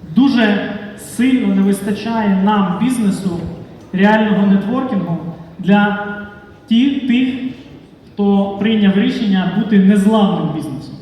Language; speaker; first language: Ukrainian; non-native, local second language; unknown